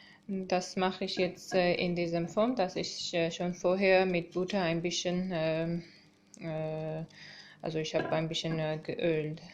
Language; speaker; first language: German; non-native, fluent; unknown